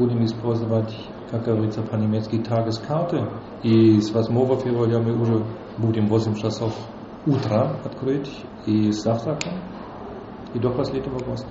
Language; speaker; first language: Russian; non-native, fluent; German